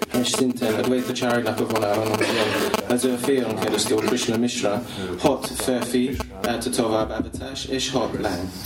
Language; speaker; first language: Hungarian; non-native, learner; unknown